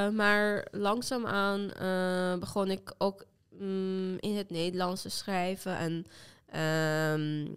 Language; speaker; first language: Dutch; non-native, fluent; Azerbaijani